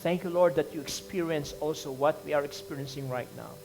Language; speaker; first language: English; non-native, local second language; Filipino